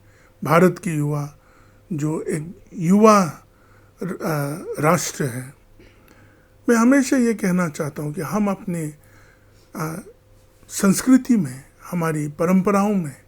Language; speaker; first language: Hindi; non-native, local second language; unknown